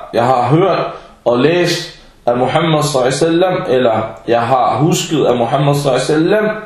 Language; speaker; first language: Danish; early bilingual, other home language; Arabic